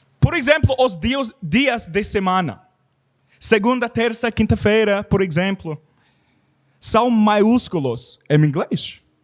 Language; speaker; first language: Portuguese; non-native, learner; English